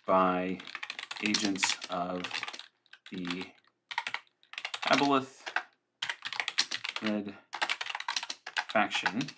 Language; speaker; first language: English; native; English